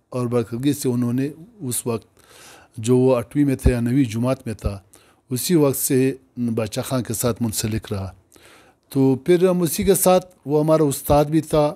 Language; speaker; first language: Urdu; non-native, local second language; Pashto